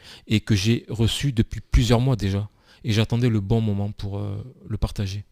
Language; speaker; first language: French; native; French